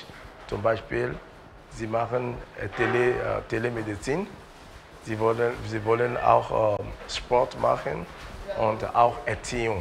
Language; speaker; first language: German; non-native, learner; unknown